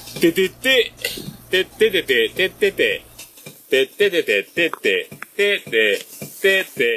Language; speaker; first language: Japanese; native; Japanese